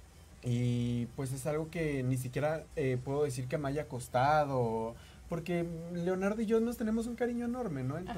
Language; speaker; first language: Spanish; native; Spanish